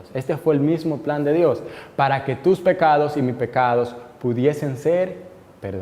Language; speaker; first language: Spanish; native; Spanish